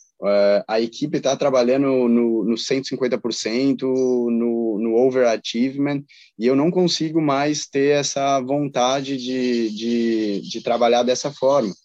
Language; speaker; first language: Portuguese; native; Portuguese